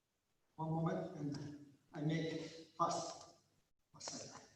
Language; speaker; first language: English; non-native, learner; Italian